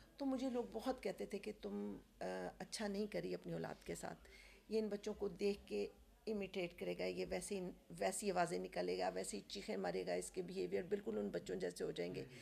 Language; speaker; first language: Urdu; native; Urdu